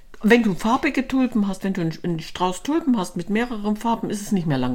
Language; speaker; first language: German; native; German